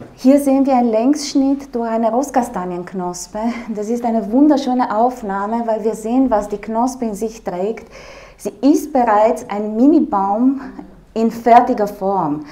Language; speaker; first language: German; non-native, fluent; Romanian